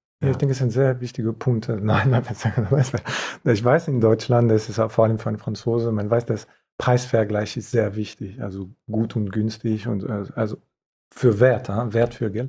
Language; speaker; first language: German; non-native, fluent; French